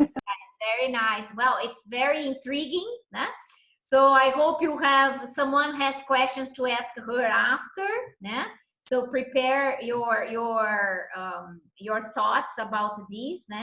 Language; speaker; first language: English; non-native, fluent; Portuguese